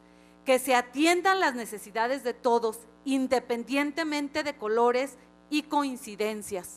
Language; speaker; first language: Spanish; native; Spanish